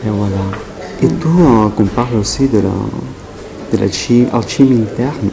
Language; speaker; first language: French; non-native, learner; Spanish